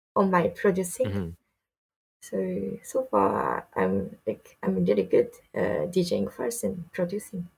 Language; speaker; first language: English; non-native, learner; Japanese